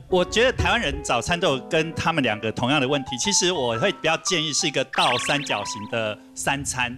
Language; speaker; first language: Chinese; native; Chinese